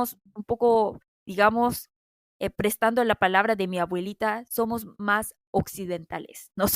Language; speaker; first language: Spanish; non-native, fluent; Korean